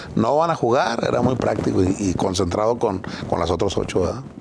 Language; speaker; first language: Spanish; native; Spanish